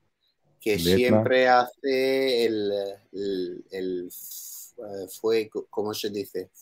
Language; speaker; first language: Spanish; non-native, learner; Italian